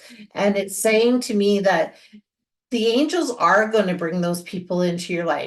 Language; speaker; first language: English; native; English